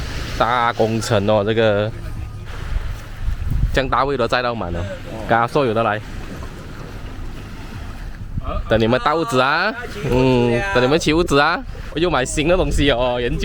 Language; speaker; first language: Chinese; native; Chinese